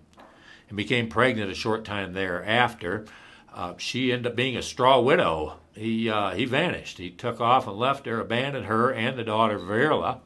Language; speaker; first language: English; native; English